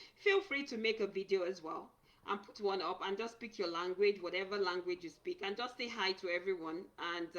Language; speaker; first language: English; non-native, local second language; Yoruba